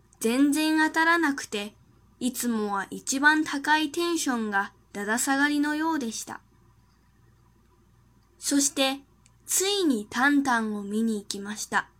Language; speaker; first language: Japanese; non-native, fluent; Chinese